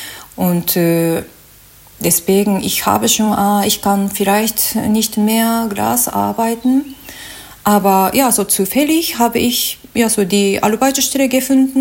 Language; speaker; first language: German; non-native, learner; Japanese